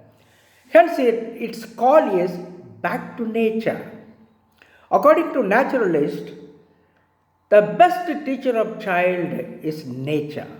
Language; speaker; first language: English; non-native, local second language; Tamil